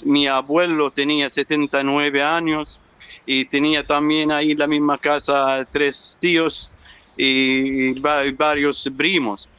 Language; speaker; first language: Spanish; non-native, learner; Arabic